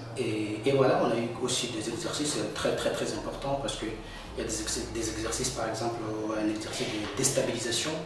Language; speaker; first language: French; non-native, local second language; Comorian